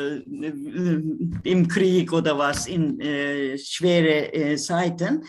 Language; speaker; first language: German; non-native, learner; Turkish